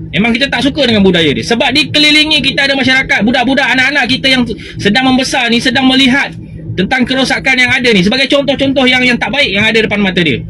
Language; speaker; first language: Malay; native; Malay